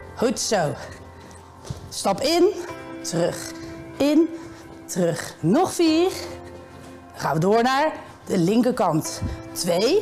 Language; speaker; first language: Dutch; native; Dutch